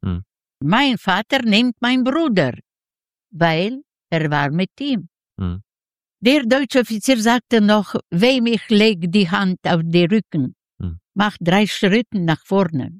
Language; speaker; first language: German; non-native, learner; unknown